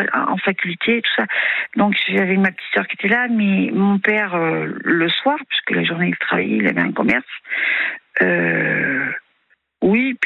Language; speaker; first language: French; native; French